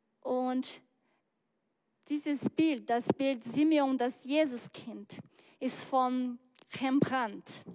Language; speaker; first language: German; non-native, learner; Portuguese